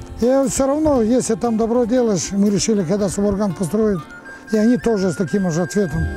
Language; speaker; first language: Russian; non-native, local second language; Buriat